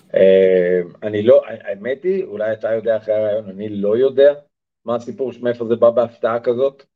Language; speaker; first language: Hebrew; early bilingual, other home language; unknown